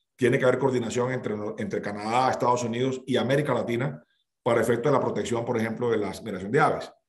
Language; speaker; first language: Spanish; native; Spanish